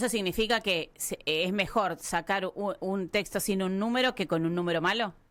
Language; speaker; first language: Spanish; native; Spanish